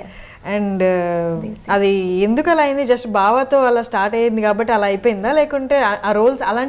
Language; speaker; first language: Telugu; native; Telugu